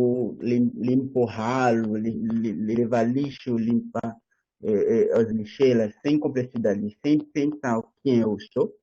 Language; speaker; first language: Portuguese; non-native, learner; Haitian Creole